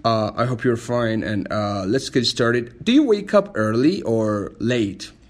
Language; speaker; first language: English; non-native, fluent; Persian